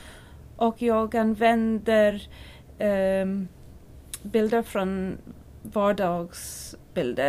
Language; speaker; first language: Swedish; non-native, learner; English